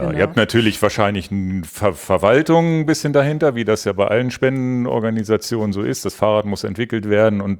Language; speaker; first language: German; native; German